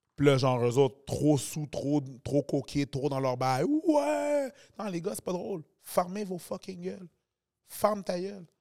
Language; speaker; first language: French; native; French